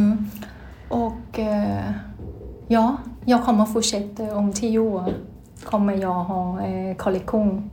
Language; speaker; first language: Swedish; non-native, learner; Thai